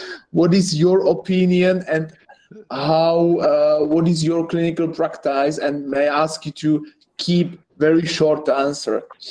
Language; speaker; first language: English; non-native, fluent; Czech